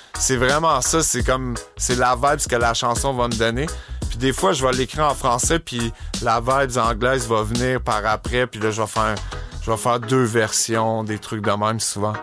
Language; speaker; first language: French; native; French